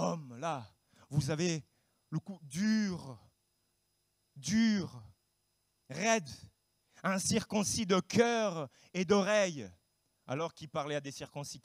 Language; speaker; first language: French; native; French